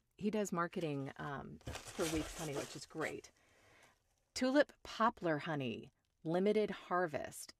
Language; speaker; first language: English; native; English